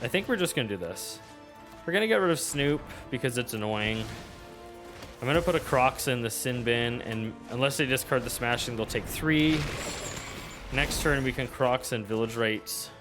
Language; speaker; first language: English; native; English